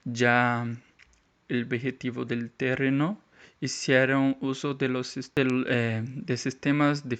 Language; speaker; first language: Spanish; non-native, learner; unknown